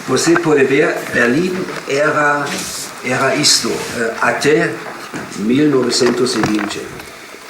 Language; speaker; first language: Portuguese; non-native, fluent; German